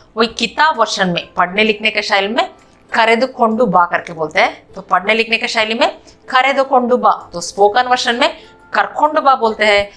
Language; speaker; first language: Hindi; non-native, local second language; Kannada